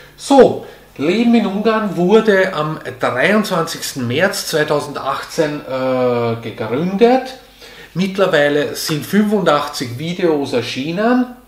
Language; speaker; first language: German; early bilingual, other home language; Hungarian